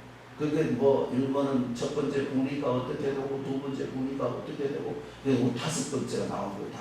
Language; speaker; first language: Korean; native; Korean